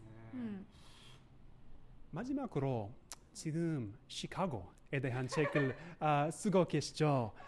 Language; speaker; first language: Korean; non-native, learner; English